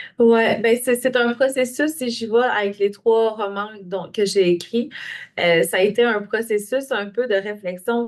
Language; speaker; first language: French; native; French